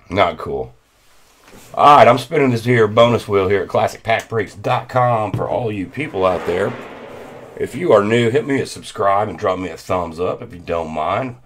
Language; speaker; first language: English; native; English